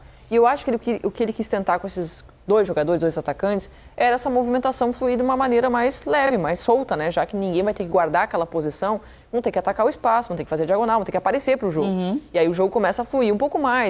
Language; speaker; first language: Portuguese; native; Portuguese